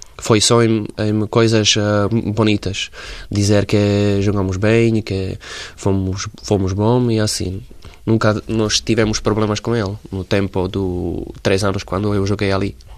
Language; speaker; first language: Portuguese; non-native, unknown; Slovak